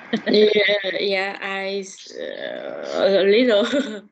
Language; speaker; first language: English; non-native, learner; Vietnamese